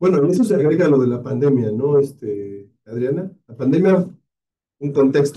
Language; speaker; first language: Spanish; native; Spanish